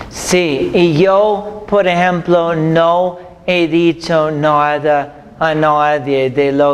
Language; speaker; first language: Spanish; non-native, fluent; English